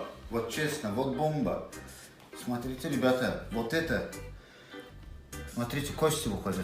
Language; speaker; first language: Russian; non-native, local second language; Azerbaijani